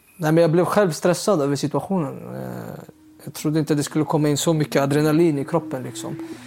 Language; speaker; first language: Swedish; early bilingual, other home language; Uyghur